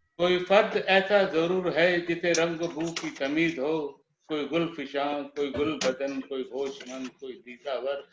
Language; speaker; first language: Urdu; non-native, local second language; Gujarati